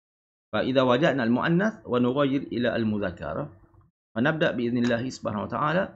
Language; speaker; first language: Arabic; non-native, fluent; Malay